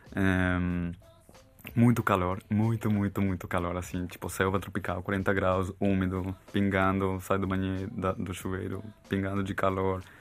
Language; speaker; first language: Portuguese; non-native, fluent; Spanish